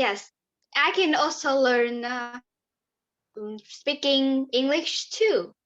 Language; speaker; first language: English; non-native, learner; Vietnamese